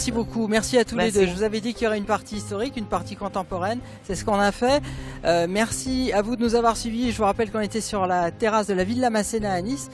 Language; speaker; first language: French; native; French